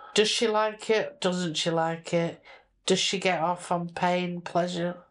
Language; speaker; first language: English; native; English